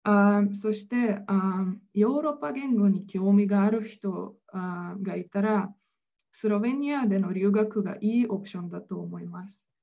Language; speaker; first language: Japanese; non-native, fluent; Slovenian